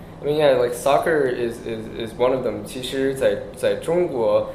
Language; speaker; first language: English; early bilingual, other home language; Chinese